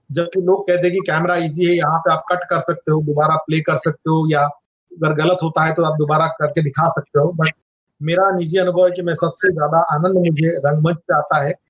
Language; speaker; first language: Hindi; non-native, local second language; Marathi